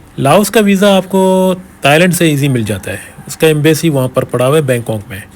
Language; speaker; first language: Urdu; non-native, local second language; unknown